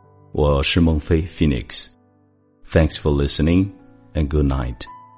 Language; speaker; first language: English; non-native, fluent; Chinese